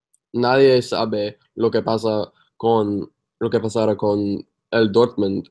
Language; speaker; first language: Spanish; non-native, fluent; English